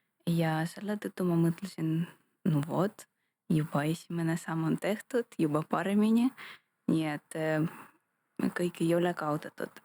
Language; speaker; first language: Estonian; non-native, local second language; Russian